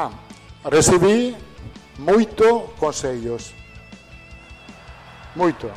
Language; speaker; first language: Portuguese; non-native, fluent; Italian